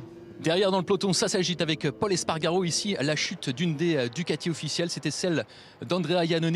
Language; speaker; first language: French; native; French